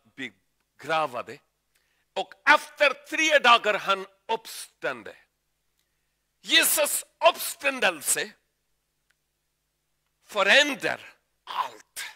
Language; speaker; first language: Swedish; non-native, learner; Urdu